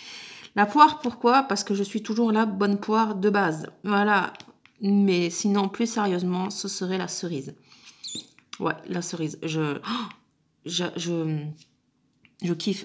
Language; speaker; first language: French; native; French